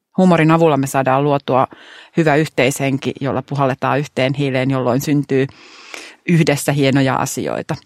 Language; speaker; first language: Finnish; native; Finnish